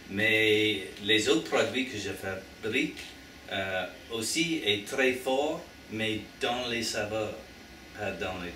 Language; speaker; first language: French; non-native, learner; English